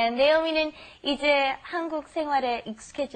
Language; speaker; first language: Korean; non-native, fluent; English